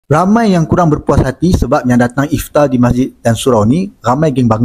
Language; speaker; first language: Malay; native; Malay